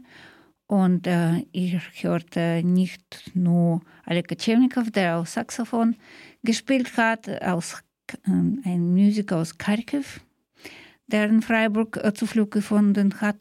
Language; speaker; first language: German; non-native, fluent; Ukrainian